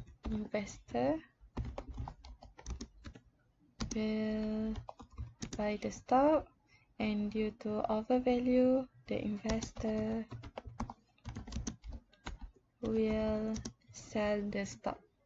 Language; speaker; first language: English; non-native, local second language; Malay